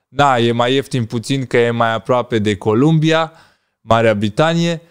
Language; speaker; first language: Romanian; native; Romanian